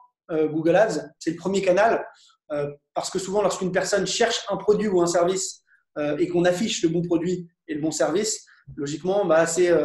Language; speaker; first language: French; native; French